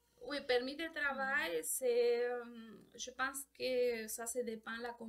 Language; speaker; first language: French; non-native, learner; Spanish